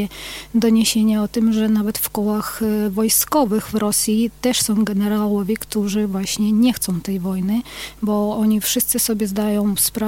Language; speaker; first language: Polish; non-native, fluent; Ukrainian